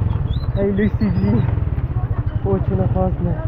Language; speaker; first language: Russian; non-native, learner; Pashto